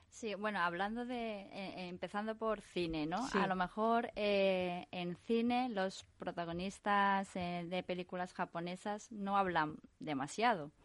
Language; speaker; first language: Spanish; non-native, fluent; Japanese